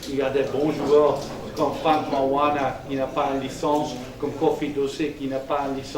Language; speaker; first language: French; non-native, local second language; Dutch